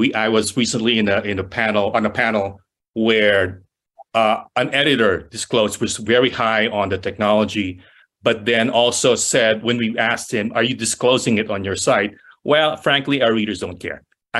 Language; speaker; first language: English; non-native, local second language; Filipino